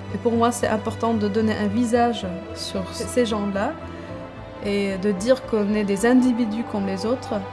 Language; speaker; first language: French; non-native, fluent; Kurdish